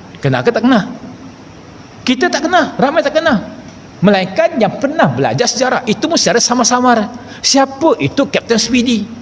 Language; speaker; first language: Malay; non-native, local second language; Chinese